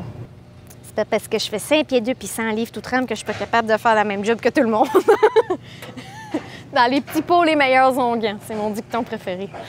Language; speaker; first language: French; native; French